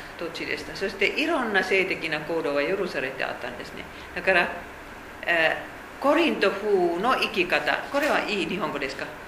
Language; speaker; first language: Japanese; non-native, fluent; Finnish